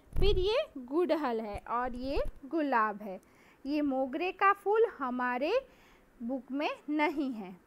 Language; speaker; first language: Hindi; non-native, local second language; Gujarati